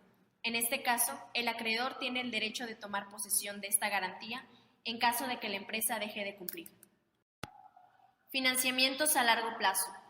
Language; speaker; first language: Spanish; native; Spanish